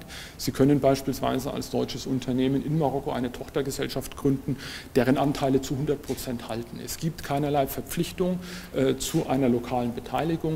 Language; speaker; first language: German; native; German